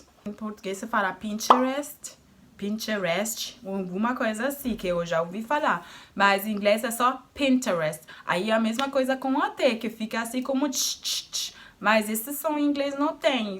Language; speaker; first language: Portuguese; non-native, fluent; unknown